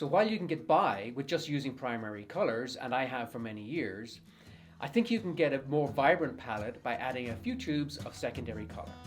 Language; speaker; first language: English; native; English